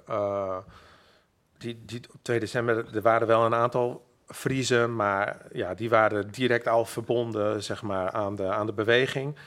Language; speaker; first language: Dutch; non-native, local second language; Western Frisian